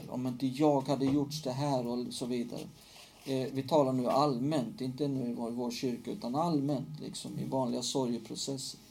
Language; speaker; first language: Swedish; native; Swedish